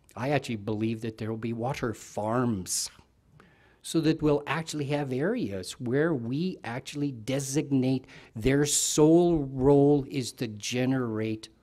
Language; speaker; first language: English; native; English